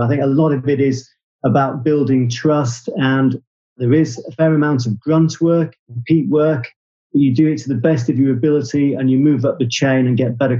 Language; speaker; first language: English; native; English